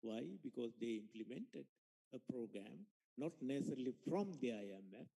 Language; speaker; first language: English; non-native, local second language; Sinhala